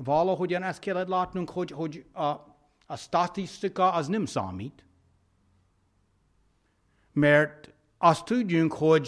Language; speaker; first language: Hungarian; non-native, fluent; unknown